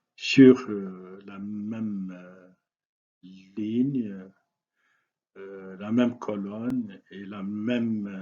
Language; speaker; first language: French; non-native, local second language; Arabic